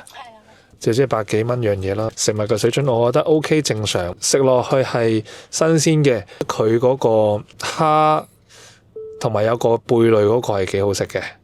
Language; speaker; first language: Cantonese; native; Cantonese